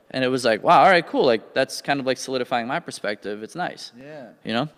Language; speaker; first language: English; native; English